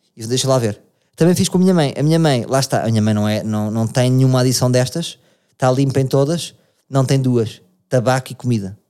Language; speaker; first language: Portuguese; native; Portuguese